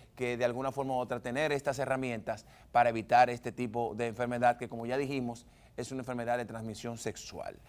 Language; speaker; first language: Spanish; native; Spanish